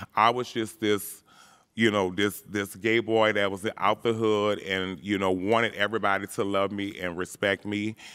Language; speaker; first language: English; native; English